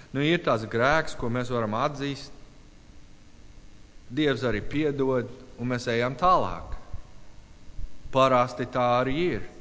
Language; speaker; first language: Latvian; non-native, learner; English